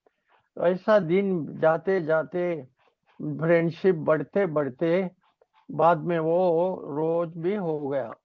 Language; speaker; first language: Hindi; non-native, local second language; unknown